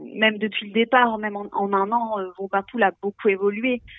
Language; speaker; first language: French; native; French